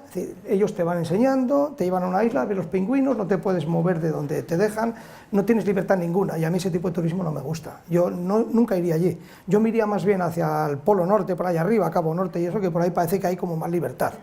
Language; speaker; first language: Spanish; native; Spanish